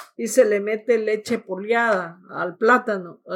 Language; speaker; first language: Spanish; native; Spanish